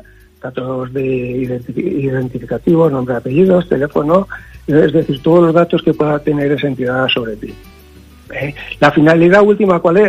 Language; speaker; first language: Spanish; native; Spanish